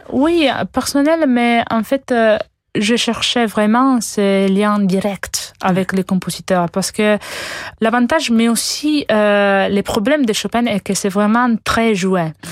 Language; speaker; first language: French; non-native, fluent; Italian